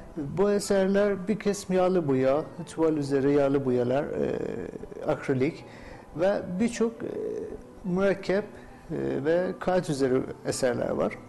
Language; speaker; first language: Turkish; non-native, fluent; Persian